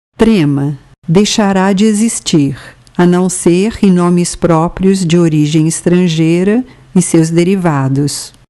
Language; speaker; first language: Portuguese; native; Portuguese